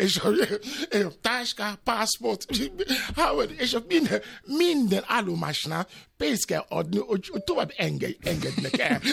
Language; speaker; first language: Hungarian; non-native, learner; Albanian